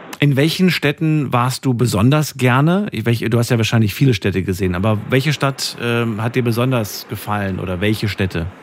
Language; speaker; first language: German; native; German